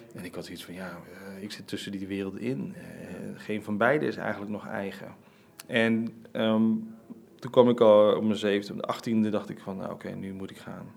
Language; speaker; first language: Dutch; native; Dutch